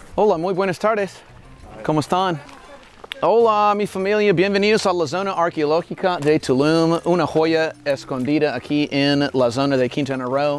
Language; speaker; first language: Spanish; non-native, fluent; English